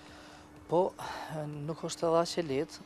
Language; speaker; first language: Albanian; native; Albanian